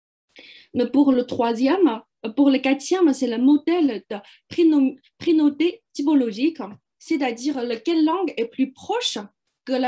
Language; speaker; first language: French; non-native, fluent; Chinese